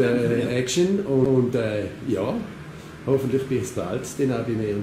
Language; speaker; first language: German; native; German